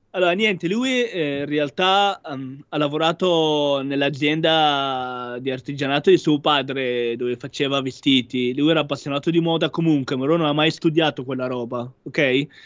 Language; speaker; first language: Italian; non-native, fluent; Arabic